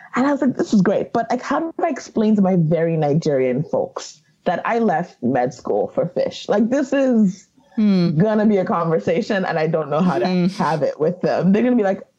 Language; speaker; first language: English; non-native, local second language; Yoruba